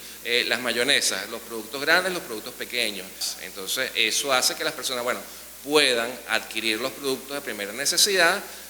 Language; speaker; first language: Spanish; native; Spanish